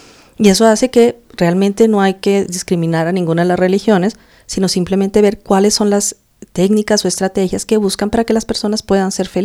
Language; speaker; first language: Spanish; native; Spanish